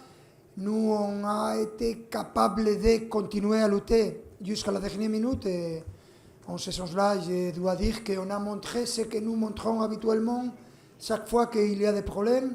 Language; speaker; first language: French; non-native, fluent; Spanish